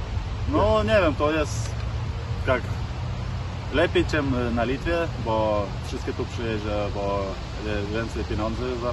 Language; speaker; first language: Polish; non-native, learner; Lithuanian